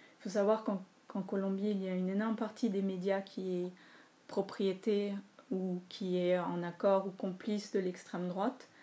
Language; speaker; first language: French; non-native, fluent; Spanish